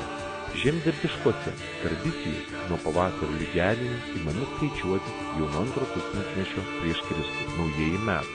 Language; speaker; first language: Lithuanian; native; Lithuanian